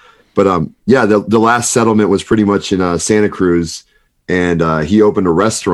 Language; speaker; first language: English; native; English